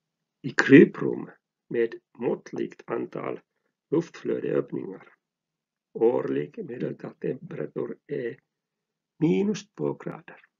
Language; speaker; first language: Swedish; non-native, local second language; Finnish